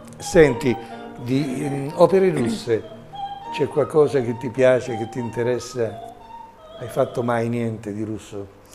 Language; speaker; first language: Italian; native; Italian